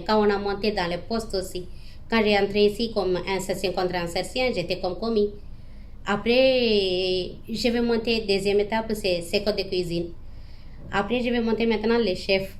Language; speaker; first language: French; non-native, learner; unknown